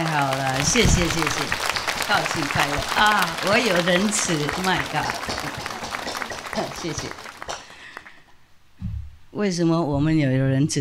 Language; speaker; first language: Chinese; non-native, fluent; Vietnamese